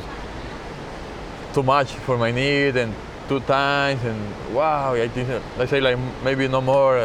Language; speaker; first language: English; non-native, learner; Spanish